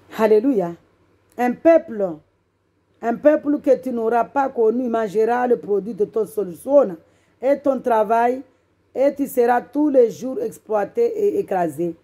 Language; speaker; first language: French; non-native, local second language; Comorian